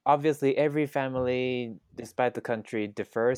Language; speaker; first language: English; non-native, fluent; Thai